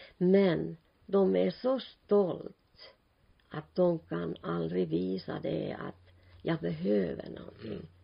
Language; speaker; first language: Swedish; non-native, local second language; Finnish